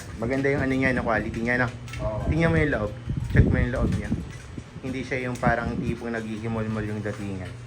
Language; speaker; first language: Filipino; native; Filipino